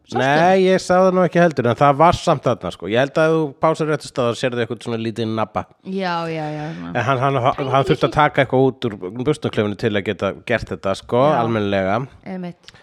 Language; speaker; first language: Icelandic; native; Icelandic